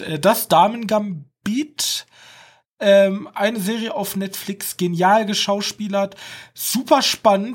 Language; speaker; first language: German; native; German